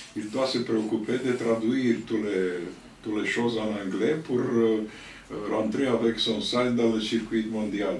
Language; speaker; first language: French; non-native, learner; Romanian